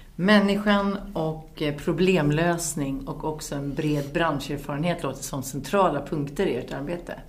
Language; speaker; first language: Swedish; native; Swedish